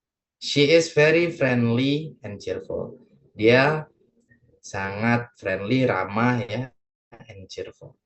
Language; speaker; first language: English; non-native, fluent; Indonesian